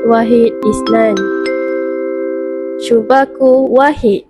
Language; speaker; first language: Arabic; non-native, learner; Malay